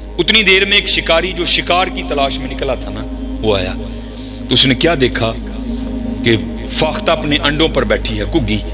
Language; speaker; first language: Urdu; non-native, local second language; Punjabi